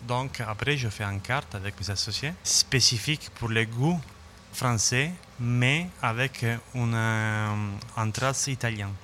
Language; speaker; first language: French; non-native, learner; Italian